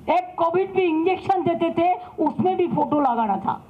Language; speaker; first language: Hindi; non-native, local second language; Bangla